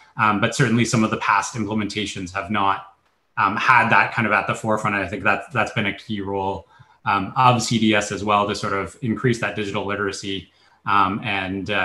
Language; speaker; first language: English; native; English